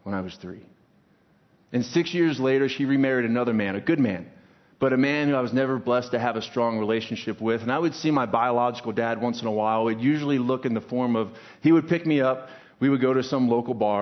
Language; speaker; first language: English; native; English